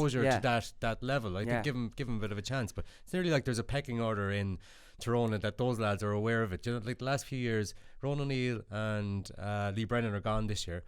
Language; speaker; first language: English; native; English